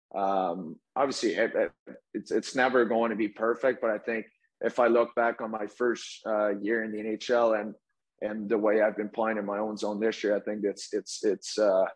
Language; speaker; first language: English; native; English